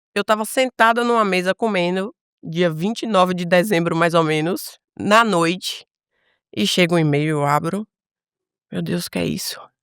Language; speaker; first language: Portuguese; native; Portuguese